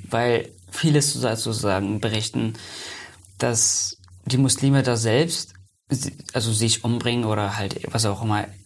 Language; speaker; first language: German; non-native, fluent; Persian